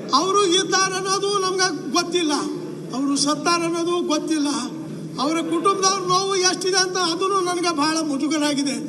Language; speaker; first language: Kannada; native; Kannada